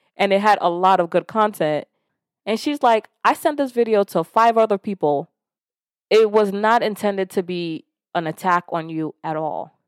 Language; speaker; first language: English; early bilingual, other home language; Yoruba